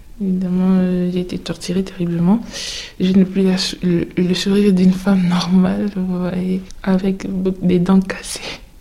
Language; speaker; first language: French; non-native, local second language; Lingala